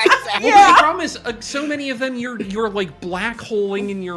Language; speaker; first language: English; native; English